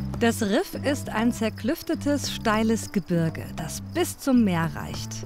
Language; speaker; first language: German; early bilingual, other home language; Riffian